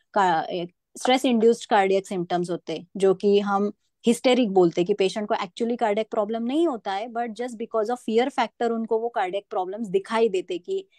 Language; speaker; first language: Hindi; non-native, local second language; Marathi